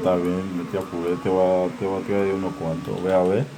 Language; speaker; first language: Spanish; non-native, fluent; Haitian Creole